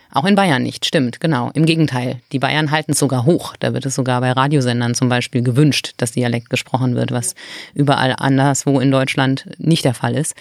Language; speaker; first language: German; native; German